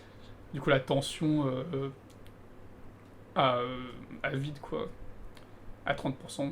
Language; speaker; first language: French; native; French